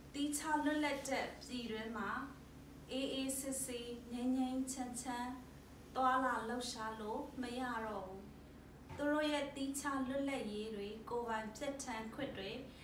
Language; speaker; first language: Burmese; non-native, local second language; Western Kayah